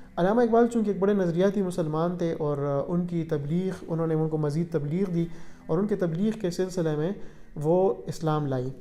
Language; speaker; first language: Urdu; non-native, local second language; Pashto